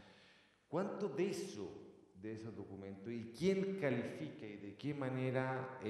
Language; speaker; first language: Spanish; native; Spanish